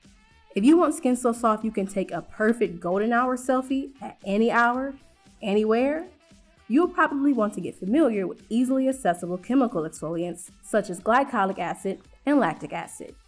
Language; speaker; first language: English; native; English